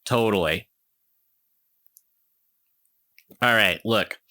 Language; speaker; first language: English; native; English